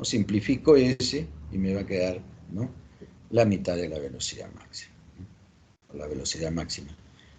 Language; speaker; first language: Spanish; native; Spanish